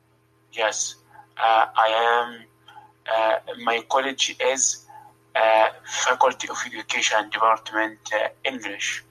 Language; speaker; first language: English; non-native, learner; Arabic